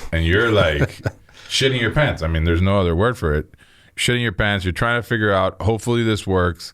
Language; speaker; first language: English; native; English